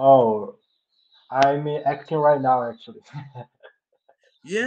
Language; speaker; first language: English; non-native, learner; Portuguese